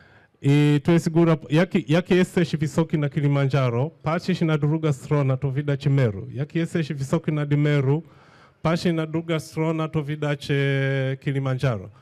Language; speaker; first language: Polish; non-native, fluent; Swahili